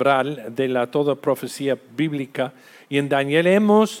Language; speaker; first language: Spanish; non-native, fluent; English